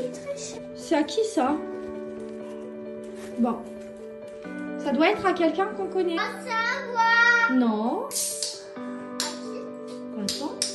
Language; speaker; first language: French; native; French